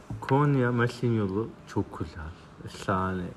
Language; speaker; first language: Turkish; non-native, learner; Arabic